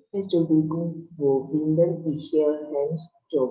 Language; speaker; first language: German; non-native, learner; Indonesian